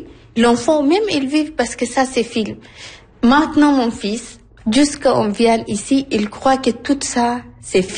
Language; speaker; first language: French; non-native, learner; Arabic